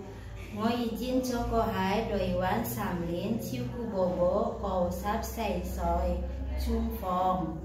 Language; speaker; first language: Cantonese; non-native, learner; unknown